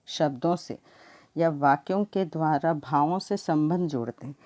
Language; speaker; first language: Hindi; non-native, local second language; Telugu